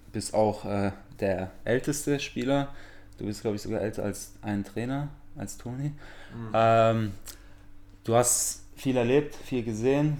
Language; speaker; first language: German; native; German